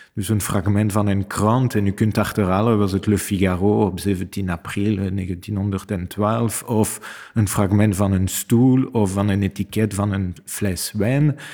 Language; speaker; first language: Dutch; non-native, fluent; French